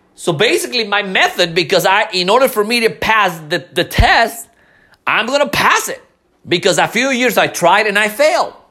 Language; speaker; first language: English; non-native, fluent; Spanish